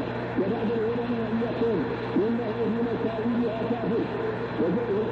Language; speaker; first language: Arabic; native; Arabic